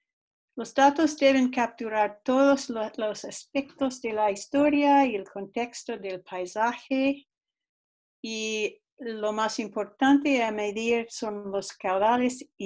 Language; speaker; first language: Spanish; non-native, fluent; English